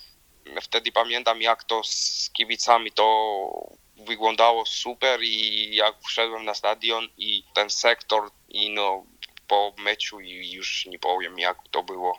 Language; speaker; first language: Polish; non-native, learner; Georgian